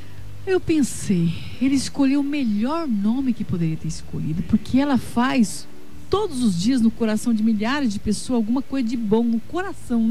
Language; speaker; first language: Portuguese; native; Portuguese